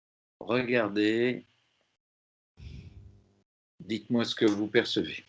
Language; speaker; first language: French; native; French